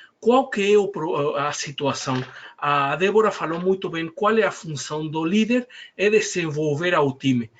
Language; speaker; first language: Portuguese; non-native, fluent; Spanish